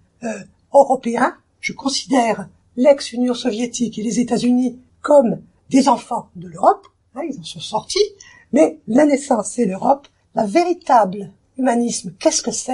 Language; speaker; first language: French; native; French